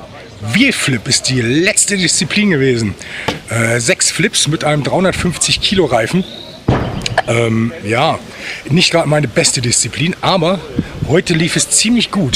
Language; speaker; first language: German; native; German